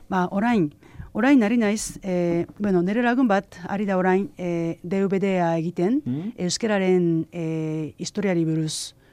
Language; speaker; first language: Basque; non-native, fluent; Japanese